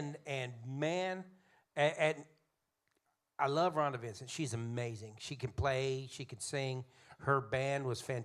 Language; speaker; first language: English; native; English